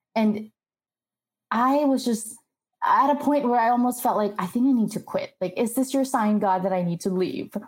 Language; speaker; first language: English; non-native, local second language; Filipino